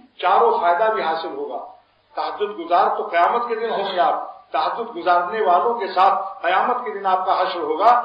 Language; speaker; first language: Urdu; native; Urdu